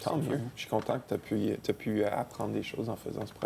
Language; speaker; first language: French; native; French